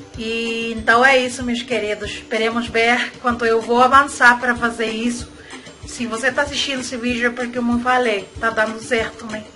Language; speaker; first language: Portuguese; non-native, fluent; Spanish